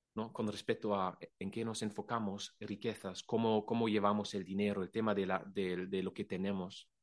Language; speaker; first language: Spanish; non-native, fluent; German